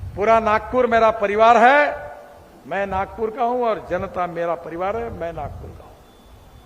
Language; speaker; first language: Hindi; non-native, local second language; Marathi